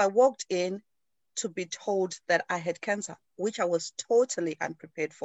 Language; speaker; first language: English; non-native, local second language; Shona